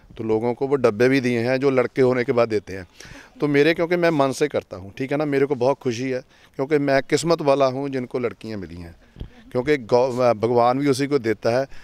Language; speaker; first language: Hindi; non-native, local second language; Punjabi